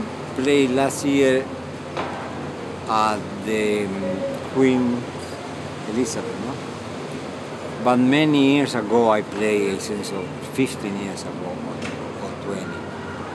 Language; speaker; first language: English; non-native, fluent; Spanish